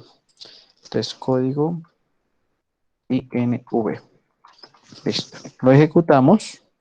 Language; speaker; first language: Spanish; native; Spanish